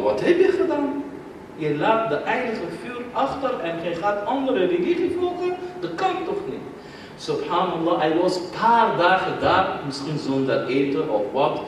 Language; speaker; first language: Dutch; non-native, fluent; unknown